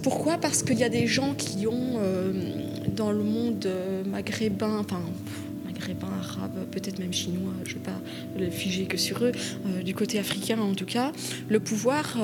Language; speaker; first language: French; native; French